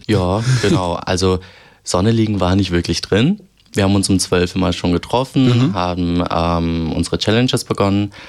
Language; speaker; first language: German; early bilingual, other home language; Albanian